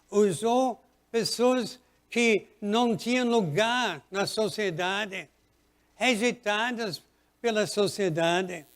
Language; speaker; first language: Portuguese; non-native, fluent; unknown